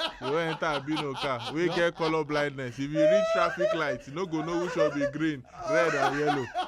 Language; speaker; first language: Nigerian Pidgin; non-native, local second language; Yoruba